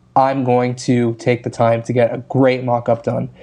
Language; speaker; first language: English; native; English